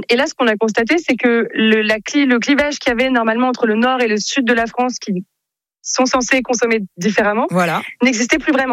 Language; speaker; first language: French; native; French